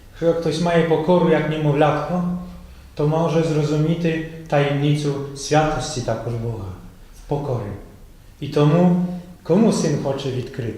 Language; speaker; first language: Ukrainian; non-native, fluent; Polish